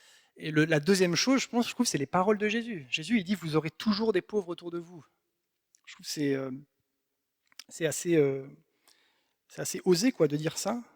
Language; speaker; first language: French; native; French